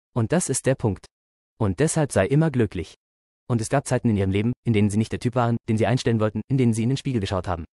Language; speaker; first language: German; native; German